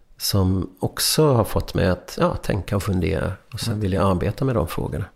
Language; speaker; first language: Swedish; early bilingual, other home language; Hungarian